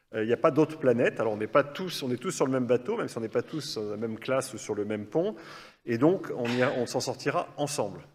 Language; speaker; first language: French; native; French